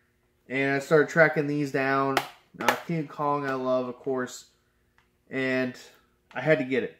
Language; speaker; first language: English; native; English